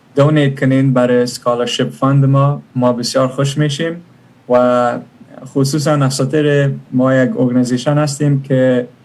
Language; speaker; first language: Persian; early bilingual, other home language; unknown